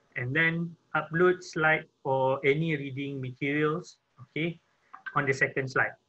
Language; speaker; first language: English; non-native, local second language; Malay